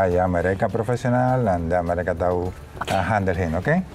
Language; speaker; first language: Indonesian; non-native, learner; Spanish